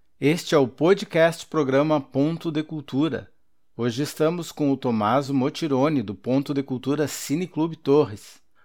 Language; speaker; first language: Portuguese; native; Portuguese